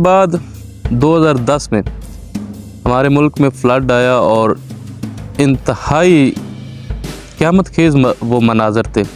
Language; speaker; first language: Urdu; non-native, local second language; Punjabi